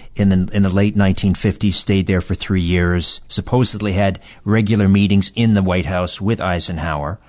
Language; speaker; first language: English; native; English